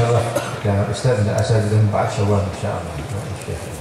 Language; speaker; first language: Arabic; non-native, fluent; Indonesian